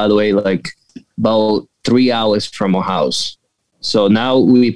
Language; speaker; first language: English; non-native, fluent; Portuguese